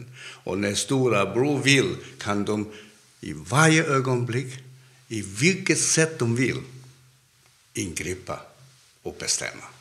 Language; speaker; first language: Swedish; non-native, fluent; Cantonese